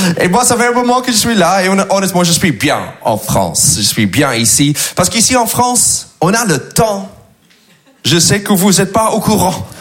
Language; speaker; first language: French; non-native, fluent; English